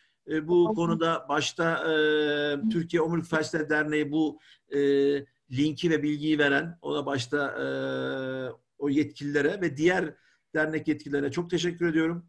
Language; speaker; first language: Turkish; native; Turkish